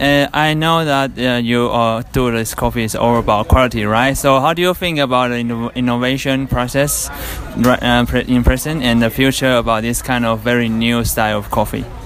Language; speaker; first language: English; non-native, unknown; Chinese